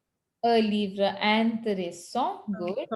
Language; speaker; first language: French; non-native, fluent; Hindi